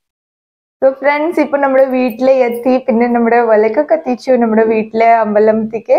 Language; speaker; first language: Malayalam; non-native, local second language; Hindi